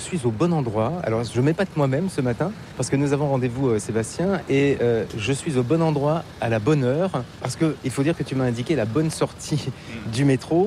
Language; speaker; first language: French; native; French